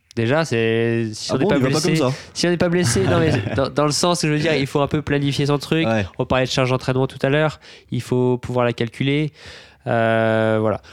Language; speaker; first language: French; native; French